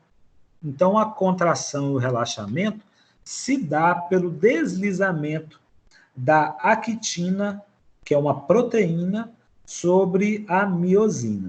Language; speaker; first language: Portuguese; native; Portuguese